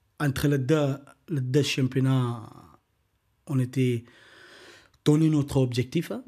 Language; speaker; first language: French; non-native, learner; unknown